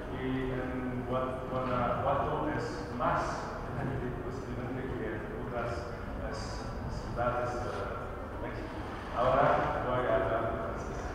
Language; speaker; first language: Spanish; non-native, learner; French